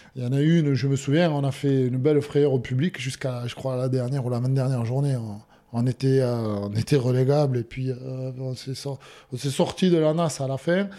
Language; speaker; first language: French; native; French